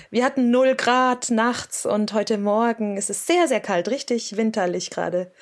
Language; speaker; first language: German; native; German